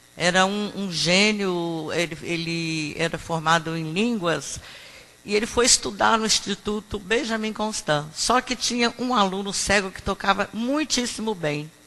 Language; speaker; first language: Portuguese; native; Portuguese